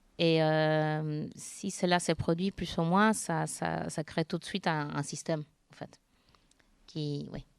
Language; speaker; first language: French; non-native, fluent; Spanish